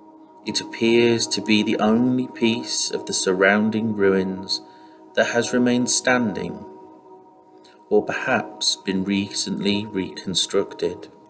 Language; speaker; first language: English; native; English